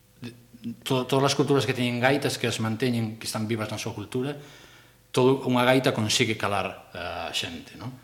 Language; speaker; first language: Galician; non-native, local second language; Spanish